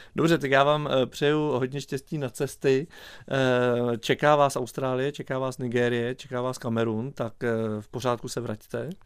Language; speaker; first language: Czech; native; Czech